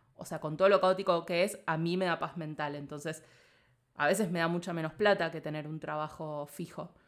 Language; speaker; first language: Spanish; native; Spanish